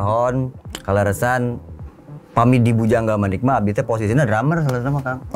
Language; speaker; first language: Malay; non-native, local second language; Sundanese